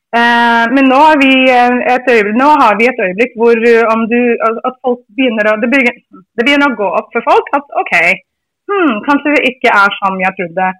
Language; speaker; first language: Norwegian; non-native, fluent; English